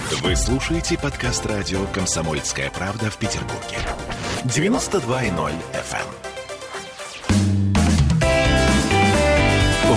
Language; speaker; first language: Russian; native; Russian